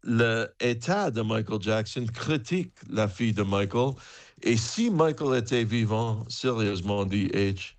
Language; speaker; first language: French; non-native, fluent; English